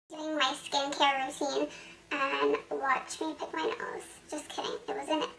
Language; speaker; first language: English; native; English